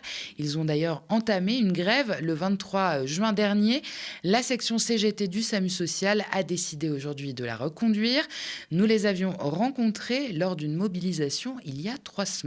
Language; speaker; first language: French; native; French